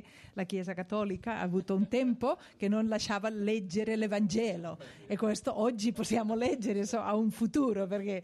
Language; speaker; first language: Italian; non-native, fluent; Spanish